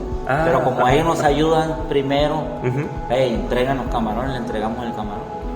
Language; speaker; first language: Spanish; native; Spanish